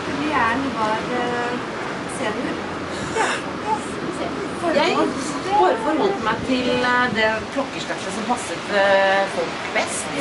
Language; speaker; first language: Norwegian; native; Norwegian